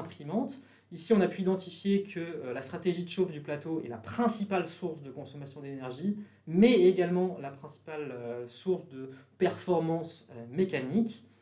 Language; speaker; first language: French; native; French